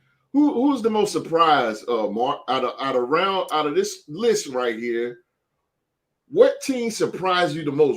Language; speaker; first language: English; native; English